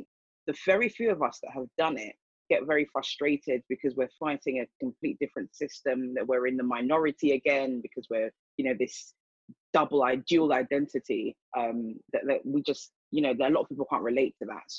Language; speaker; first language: English; native; English